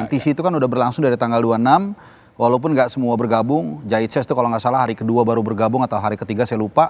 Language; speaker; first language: Indonesian; native; Indonesian